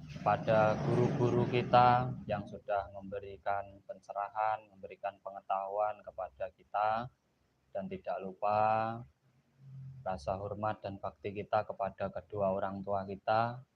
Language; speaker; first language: Indonesian; non-native, local second language; Javanese